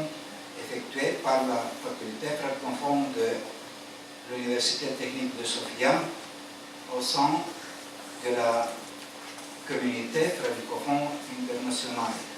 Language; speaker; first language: French; non-native, learner; Bulgarian